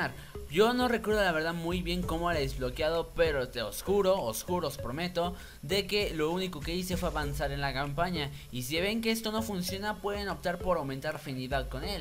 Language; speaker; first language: Spanish; native; Spanish